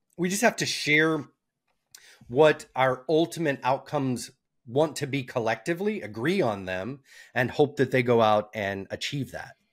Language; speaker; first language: English; native; English